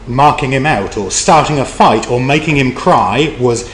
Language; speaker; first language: English; native; English